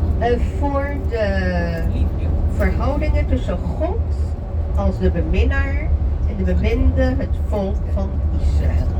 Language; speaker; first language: Dutch; non-native, fluent; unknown